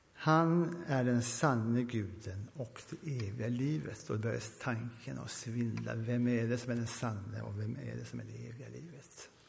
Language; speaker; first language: Swedish; early bilingual, heritage; Swedish